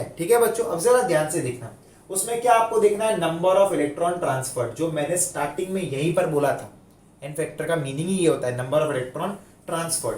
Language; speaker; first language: Hindi; non-native, local second language; Gujarati